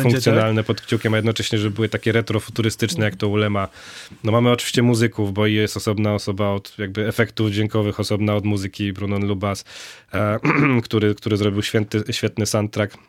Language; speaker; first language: Polish; native; Polish